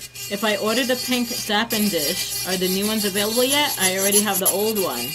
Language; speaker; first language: English; native; English